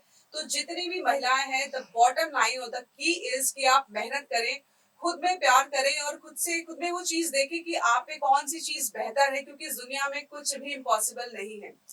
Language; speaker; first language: Hindi; native; Hindi